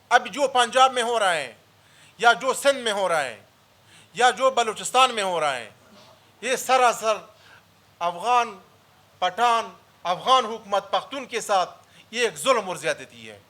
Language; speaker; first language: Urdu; early bilingual, other home language; Pashto